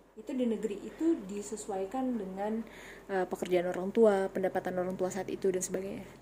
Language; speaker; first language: Indonesian; native; Indonesian